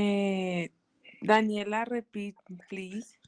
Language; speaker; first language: English; non-native, learner; Spanish